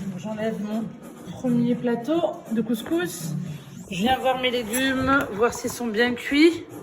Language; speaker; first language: French; early bilingual, other home language; Arabic